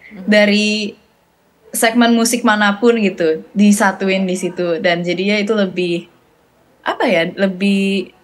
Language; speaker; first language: Indonesian; native; Indonesian